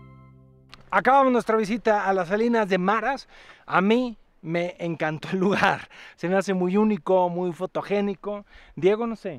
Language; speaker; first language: Spanish; native; Spanish